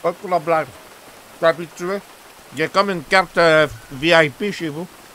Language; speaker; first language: French; native; French